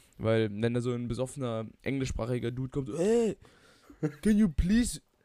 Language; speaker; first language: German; native; German